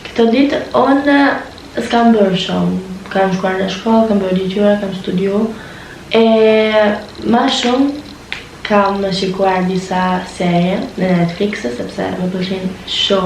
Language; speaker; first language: Albanian; early bilingual, heritage; Albanian